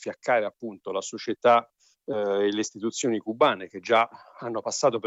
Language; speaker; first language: Italian; native; Italian